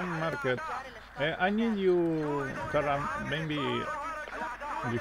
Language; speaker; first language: English; non-native, learner; Spanish